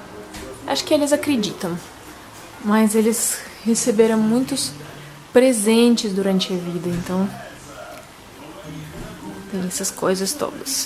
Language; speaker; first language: Portuguese; non-native, fluent; Russian